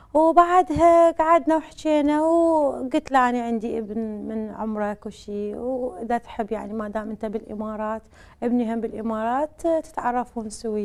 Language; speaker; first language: Arabic; native; Arabic